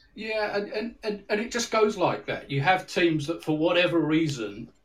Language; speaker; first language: English; native; English